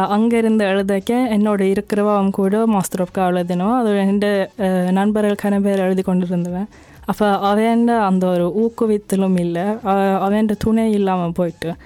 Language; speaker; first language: Tamil; early bilingual, heritage; Norwegian